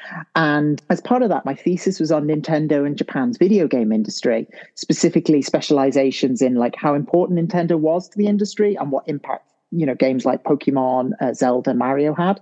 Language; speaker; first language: English; native; English